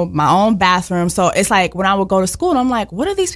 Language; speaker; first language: English; early bilingual, other home language; Haitian Creole